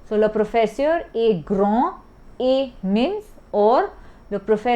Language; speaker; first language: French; non-native, fluent; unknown